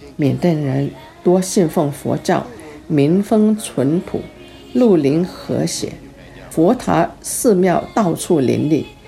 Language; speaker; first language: Chinese; early bilingual, heritage; Chinese